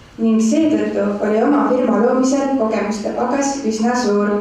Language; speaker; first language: Estonian; native; Estonian